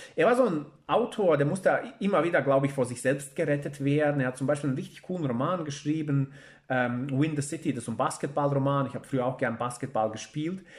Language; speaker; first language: German; early bilingual, other home language; Bosnian